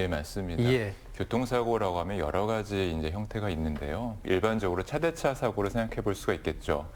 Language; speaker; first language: Korean; native; Korean